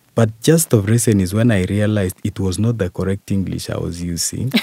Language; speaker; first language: English; non-native, local second language; Kalenjin